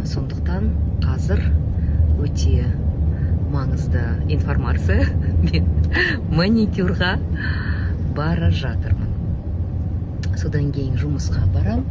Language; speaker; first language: Kazakh; non-native, local second language; Russian